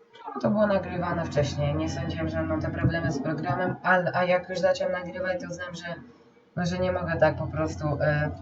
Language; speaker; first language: Polish; native; Polish